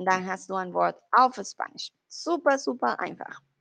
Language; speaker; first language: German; non-native, learner; Spanish